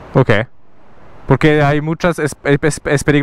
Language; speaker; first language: Spanish; non-native, learner; French